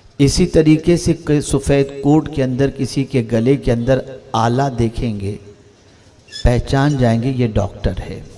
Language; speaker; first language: Urdu; native; Urdu